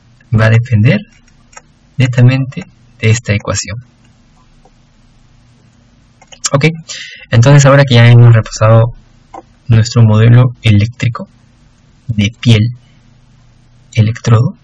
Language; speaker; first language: Spanish; native; Spanish